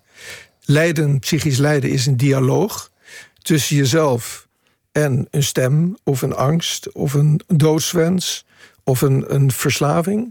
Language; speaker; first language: Dutch; native; Dutch